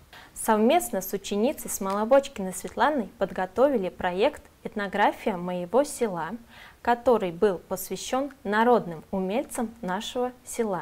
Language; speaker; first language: Russian; non-native, local second language; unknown